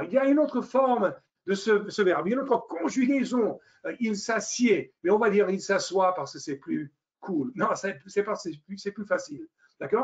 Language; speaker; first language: French; non-native, fluent; English